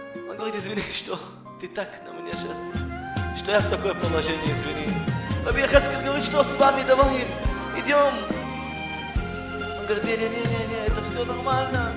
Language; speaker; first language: Russian; early bilingual, heritage; Russian